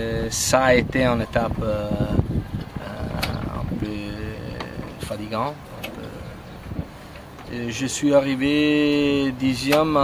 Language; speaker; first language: French; non-native, fluent; Italian